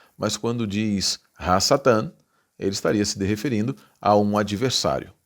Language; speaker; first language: Portuguese; native; Portuguese